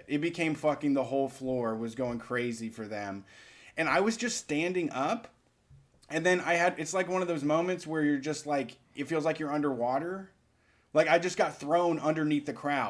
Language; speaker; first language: English; native; English